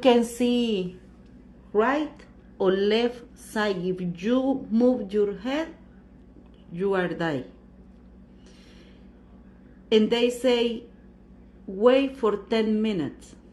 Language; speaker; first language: English; non-native, learner; Spanish